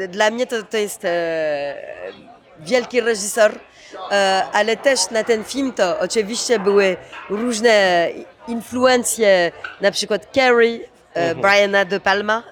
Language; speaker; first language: Polish; early bilingual, heritage; Polish